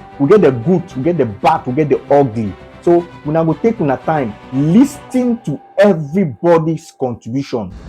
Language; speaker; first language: Nigerian Pidgin; native; Nigerian Pidgin